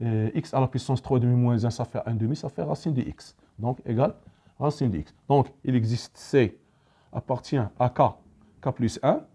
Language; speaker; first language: French; non-native, local second language; Arabic